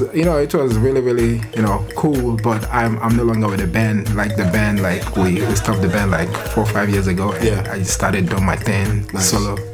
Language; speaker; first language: English; non-native, local second language; Yoruba